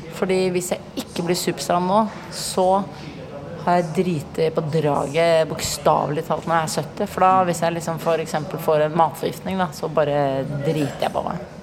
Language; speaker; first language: Norwegian; native; Norwegian